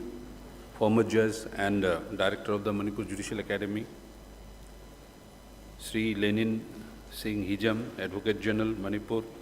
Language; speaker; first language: English; non-native, local second language; Manipuri